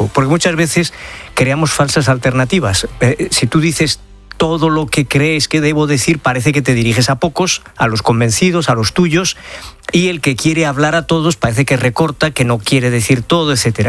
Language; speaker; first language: Spanish; native; Spanish